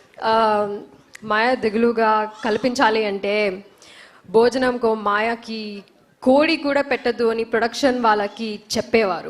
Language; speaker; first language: Telugu; non-native, learner; Malayalam